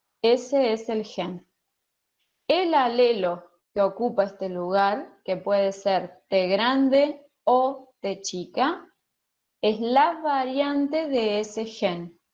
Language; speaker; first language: Spanish; native; Spanish